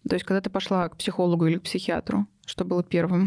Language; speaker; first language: Russian; native; Russian